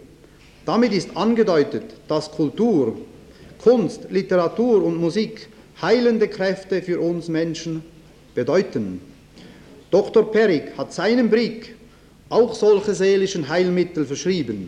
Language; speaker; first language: German; native; German